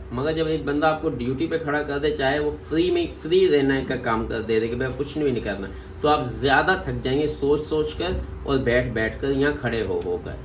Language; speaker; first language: Urdu; non-native, local second language; Punjabi